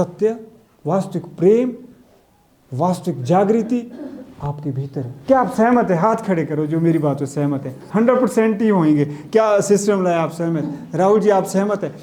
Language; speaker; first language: Hindi; native; Hindi